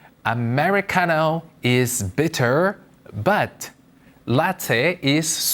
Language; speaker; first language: English; non-native, fluent; Korean